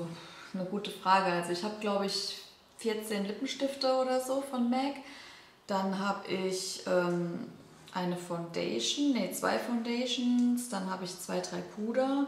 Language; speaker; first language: German; native; German